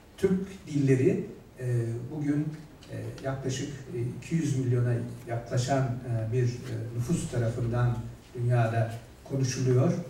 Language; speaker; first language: Turkish; native; Turkish